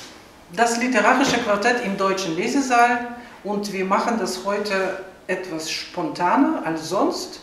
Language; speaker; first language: German; non-native, fluent; Russian